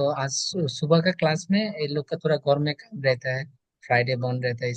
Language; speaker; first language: Hindi; non-native, learner; Bangla